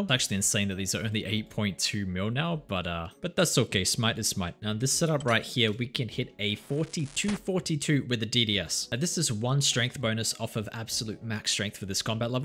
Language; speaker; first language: English; native; English